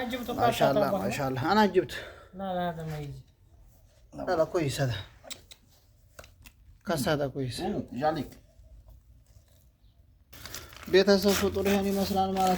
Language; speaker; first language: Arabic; non-native, learner; Amharic